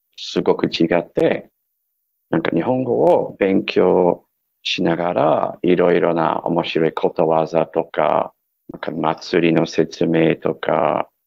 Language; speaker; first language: Japanese; non-native, fluent; English